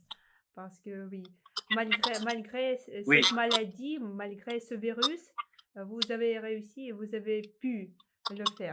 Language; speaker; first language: French; non-native, fluent; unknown